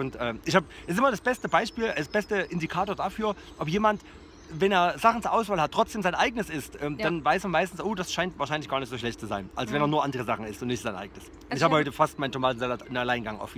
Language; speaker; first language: German; native; German